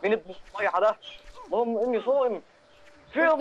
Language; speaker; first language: Arabic; native; Arabic